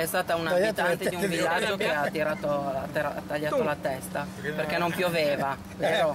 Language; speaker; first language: Italian; native; Italian